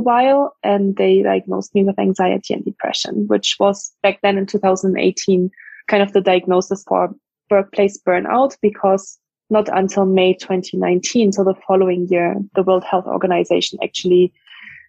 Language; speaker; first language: English; non-native, fluent; German